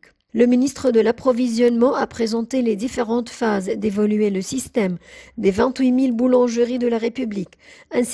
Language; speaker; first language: French; non-native, fluent; Arabic